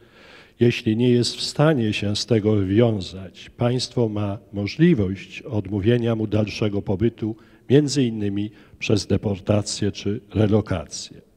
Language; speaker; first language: Polish; native; Polish